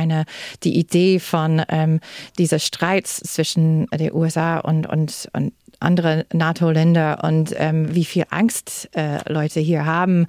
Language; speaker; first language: German; non-native, fluent; English